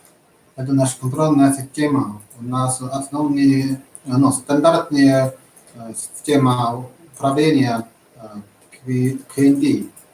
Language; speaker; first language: Russian; non-native, learner; Chinese